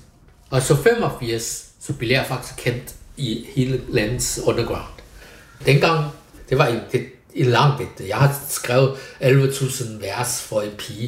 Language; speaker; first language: Danish; non-native, learner; Chinese